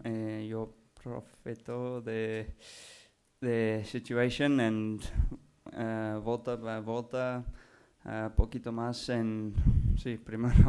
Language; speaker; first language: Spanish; non-native, learner; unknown